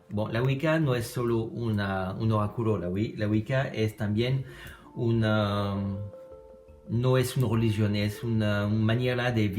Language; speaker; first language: Spanish; non-native, learner; French